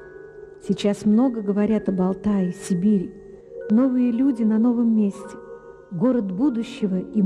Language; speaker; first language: Russian; native; Russian